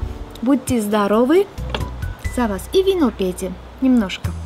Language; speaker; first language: Russian; non-native, local second language; Armenian